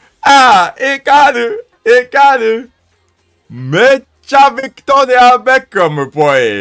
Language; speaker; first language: Japanese; non-native, learner; English